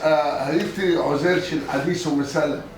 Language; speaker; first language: Hebrew; non-native, local second language; Arabic